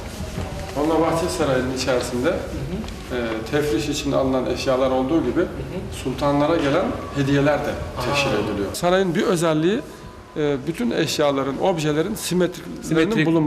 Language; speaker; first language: Turkish; native; Turkish